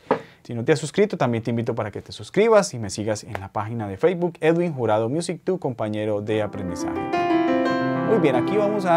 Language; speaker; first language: Spanish; native; Spanish